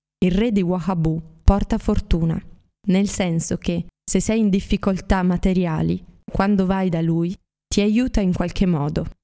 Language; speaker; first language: Italian; native; Italian